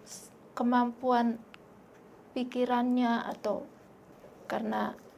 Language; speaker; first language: Indonesian; non-native, local second language; Sasak